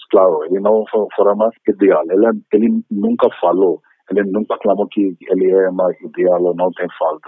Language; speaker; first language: Portuguese; non-native, fluent; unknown